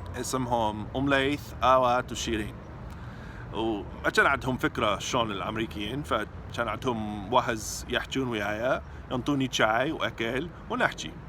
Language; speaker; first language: Arabic; non-native, fluent; English